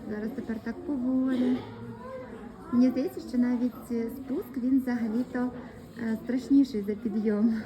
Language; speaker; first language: Ukrainian; native; Ukrainian